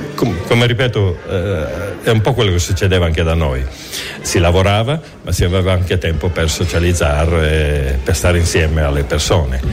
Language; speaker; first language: Italian; native; Italian